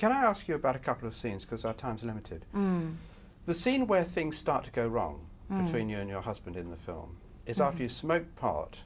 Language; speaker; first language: English; native; English